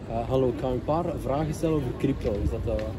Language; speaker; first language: Dutch; native; Dutch